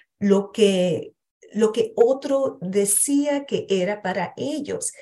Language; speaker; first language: Spanish; early bilingual, heritage; Spanish